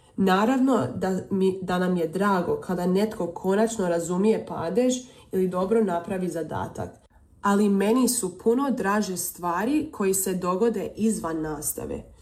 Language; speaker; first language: Serbian; early bilingual, heritage; Croatian